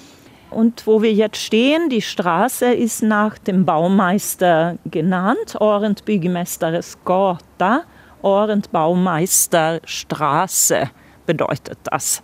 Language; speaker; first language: German; non-native, fluent; Swedish